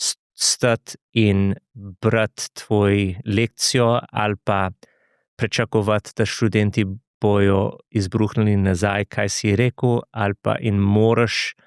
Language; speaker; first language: Slovenian; non-native, fluent; English